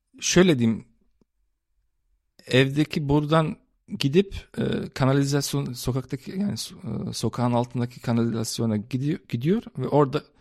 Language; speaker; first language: Turkish; early bilingual, heritage; Turkish